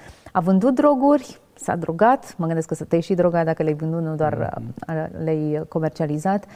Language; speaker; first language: Romanian; native; Romanian